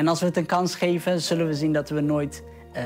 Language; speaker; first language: Dutch; early bilingual, other home language; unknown